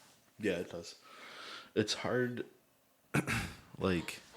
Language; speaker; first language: English; native; English